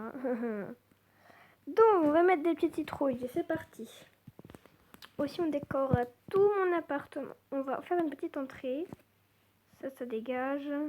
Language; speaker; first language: French; native; French